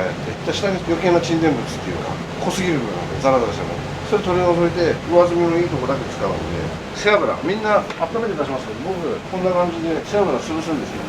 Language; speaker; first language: Japanese; native; Japanese